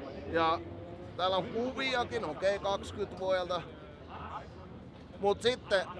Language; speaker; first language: Finnish; native; Finnish